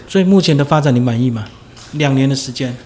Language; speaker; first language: Chinese; native; Chinese